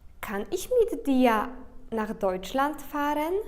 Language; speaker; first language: German; non-native, fluent; Polish